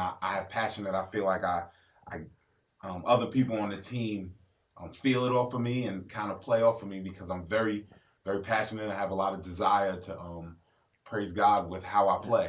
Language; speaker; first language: English; native; English